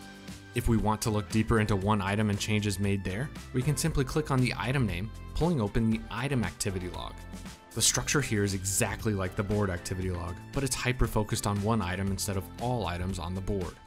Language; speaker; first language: English; native; English